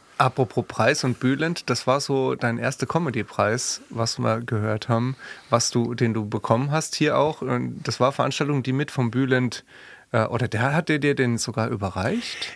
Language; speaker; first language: German; native; German